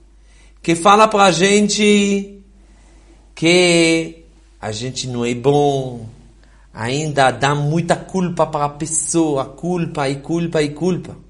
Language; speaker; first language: Portuguese; non-native, fluent; Hebrew